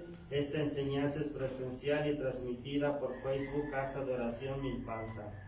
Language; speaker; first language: Spanish; native; Spanish